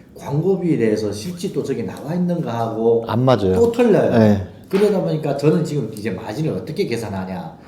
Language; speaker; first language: Korean; early bilingual, heritage; Korean